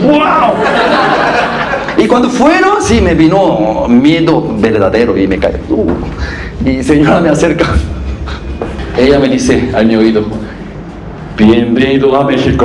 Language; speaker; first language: Spanish; non-native, fluent; Korean